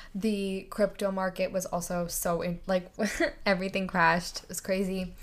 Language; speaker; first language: English; native; English